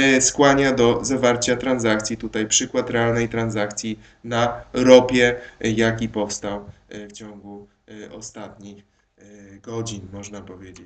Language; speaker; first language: Polish; native; Polish